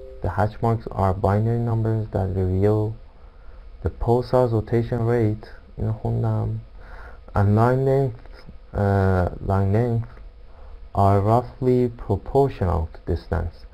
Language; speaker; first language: English; non-native, fluent; Persian